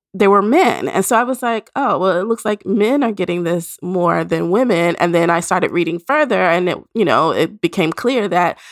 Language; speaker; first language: English; native; English